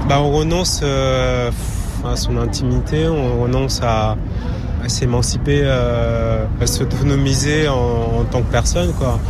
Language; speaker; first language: French; early bilingual, other home language; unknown